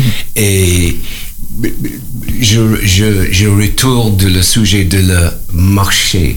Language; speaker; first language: French; non-native, learner; English